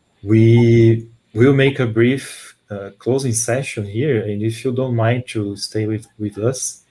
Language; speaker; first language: English; non-native, fluent; Portuguese